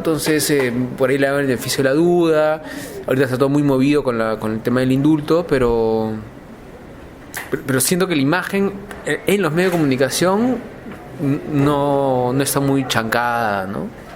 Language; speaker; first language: Spanish; native; Spanish